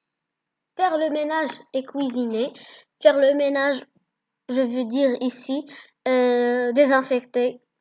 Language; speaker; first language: French; non-native, learner; Arabic